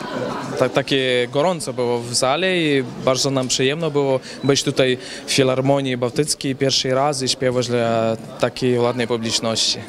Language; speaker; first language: Polish; non-native, learner; Ukrainian